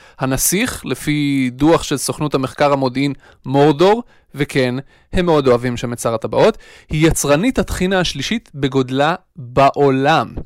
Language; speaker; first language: Hebrew; native; Hebrew